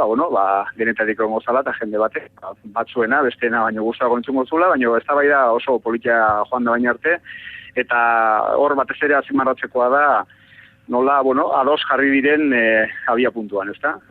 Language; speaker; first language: Basque; native; Basque